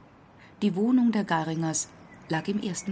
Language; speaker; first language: German; native; German